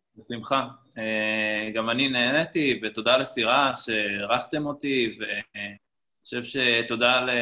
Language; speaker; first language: Hebrew; native; Hebrew